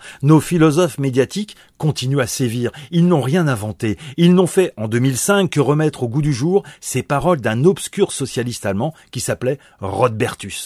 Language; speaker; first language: French; native; French